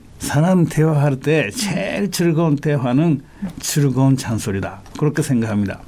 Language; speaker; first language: Korean; non-native, fluent; Japanese